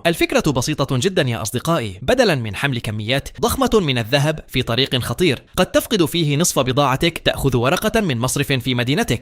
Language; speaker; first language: Arabic; native; Arabic